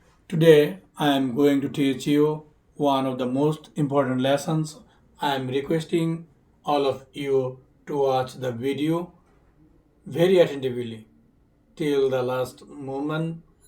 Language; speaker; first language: English; non-native, local second language; Bangla